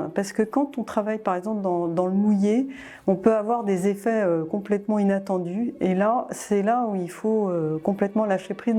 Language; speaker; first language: French; native; French